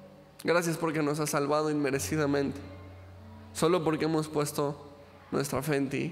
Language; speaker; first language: Spanish; native; Spanish